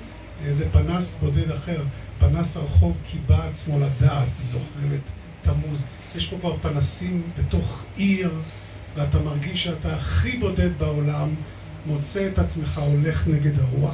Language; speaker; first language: Hebrew; native; Hebrew